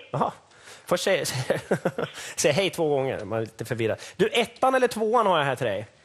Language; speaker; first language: Swedish; native; Swedish